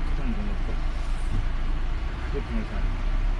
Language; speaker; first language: Korean; native; Korean